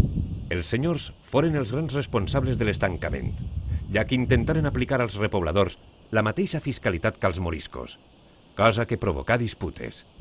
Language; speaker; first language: Catalan; native; Catalan